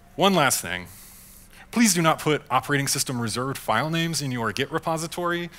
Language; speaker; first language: English; native; English